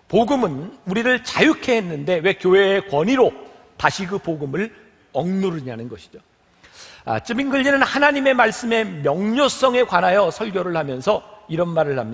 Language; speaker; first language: Korean; native; Korean